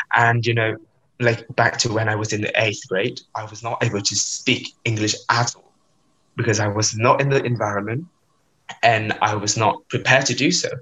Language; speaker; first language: English; non-native, fluent; Vietnamese